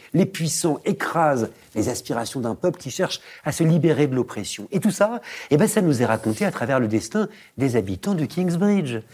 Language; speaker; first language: French; native; French